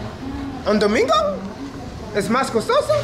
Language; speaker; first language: Spanish; non-native, learner; English